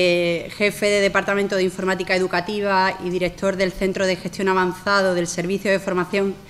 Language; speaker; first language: Spanish; native; Spanish